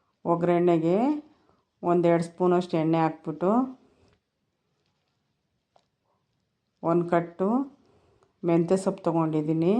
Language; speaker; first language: Kannada; native; Kannada